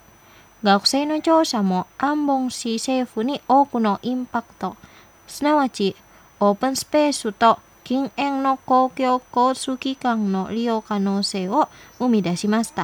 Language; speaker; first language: Japanese; non-native, fluent; Indonesian